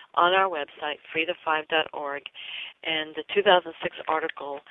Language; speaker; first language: English; native; English